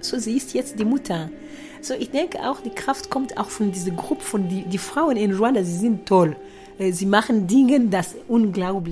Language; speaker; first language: German; non-native, fluent; Kinyarwanda